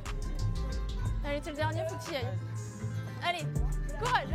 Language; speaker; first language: French; native; French